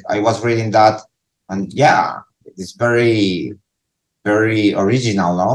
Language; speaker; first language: English; non-native, learner; Spanish